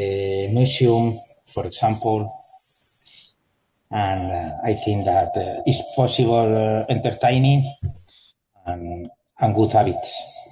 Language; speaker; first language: English; non-native, learner; Spanish